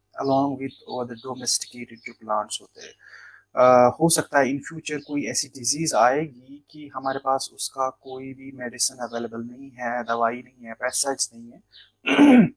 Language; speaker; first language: Hindi; non-native, local second language; Kashmiri